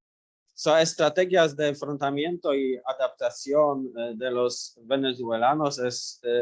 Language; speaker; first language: Spanish; non-native, learner; Polish